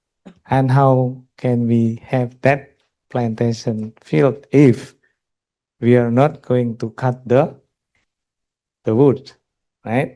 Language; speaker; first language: English; non-native, local second language; Indonesian